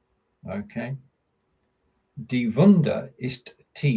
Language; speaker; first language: German; non-native, learner; English